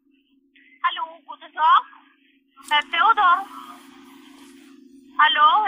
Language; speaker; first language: German; non-native, learner; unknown